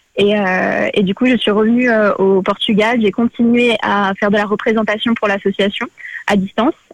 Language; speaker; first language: French; early bilingual, other home language; Portuguese